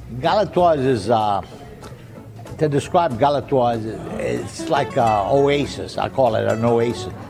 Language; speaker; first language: English; early bilingual, other home language; French